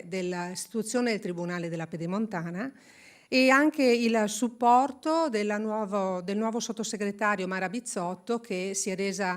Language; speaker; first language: Italian; native; Italian